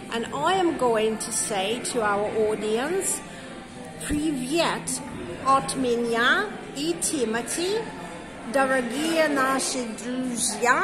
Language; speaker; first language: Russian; non-native, learner; English